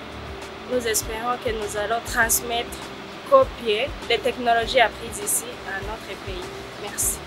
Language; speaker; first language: French; non-native, local second language; Rundi